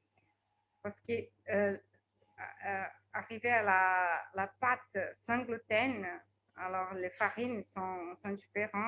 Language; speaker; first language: French; non-native, fluent; Portuguese